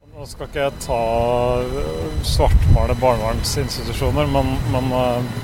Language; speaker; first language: Norwegian; native; Norwegian